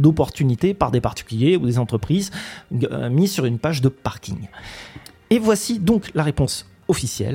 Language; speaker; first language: French; native; French